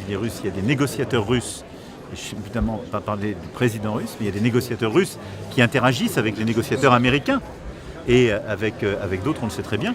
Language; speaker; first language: French; native; French